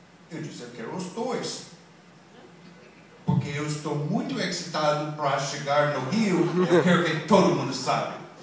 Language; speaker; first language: Portuguese; non-native, fluent; English